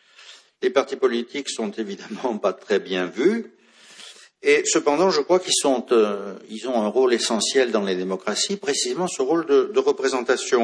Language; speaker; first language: French; native; French